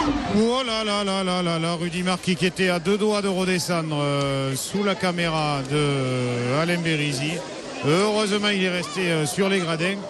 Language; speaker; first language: French; native; French